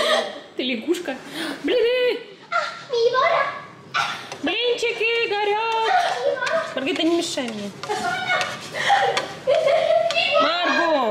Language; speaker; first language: Russian; native; Russian